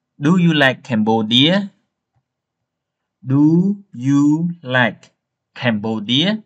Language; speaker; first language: English; non-native, learner; Khmer